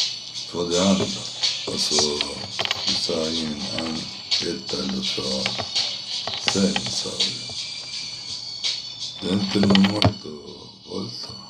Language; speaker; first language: Swedish; non-native, fluent; Spanish